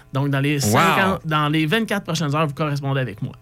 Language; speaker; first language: French; native; French